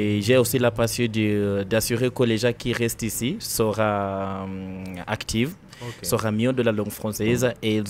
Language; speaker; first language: French; non-native, learner; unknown